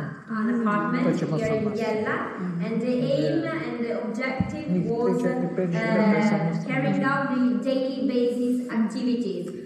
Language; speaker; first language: English; non-native, fluent; Italian